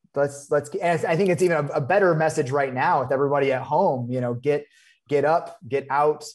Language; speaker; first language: English; native; English